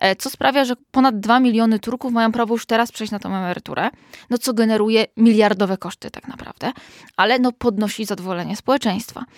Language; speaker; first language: Polish; native; Polish